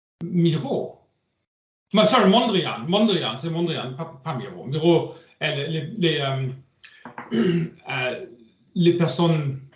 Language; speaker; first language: French; non-native, learner; English